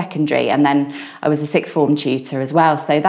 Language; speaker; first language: English; native; English